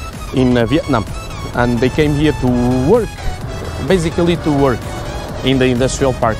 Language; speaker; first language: English; non-native, fluent; Portuguese